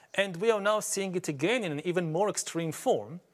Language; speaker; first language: English; non-native, fluent; Hebrew